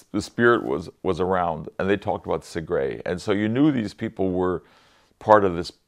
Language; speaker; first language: English; native; English